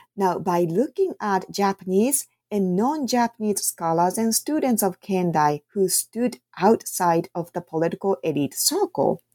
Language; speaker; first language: English; non-native, fluent; Japanese